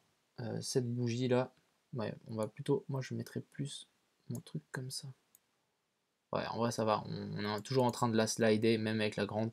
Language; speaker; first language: French; native; French